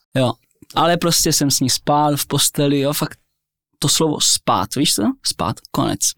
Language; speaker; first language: Czech; early bilingual, heritage; Czech